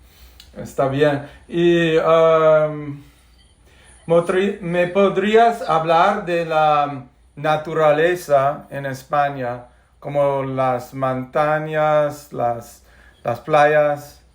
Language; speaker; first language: Spanish; non-native, fluent; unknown